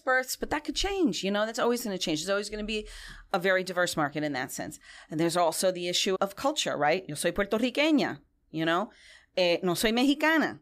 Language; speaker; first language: English; non-native, local second language; Spanish